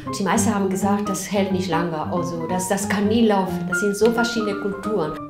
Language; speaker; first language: German; non-native, fluent; Spanish